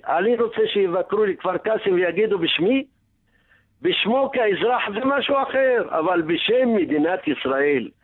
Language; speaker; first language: Hebrew; non-native, local second language; Arabic